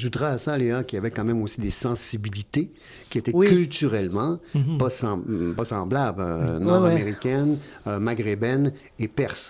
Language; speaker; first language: French; native; French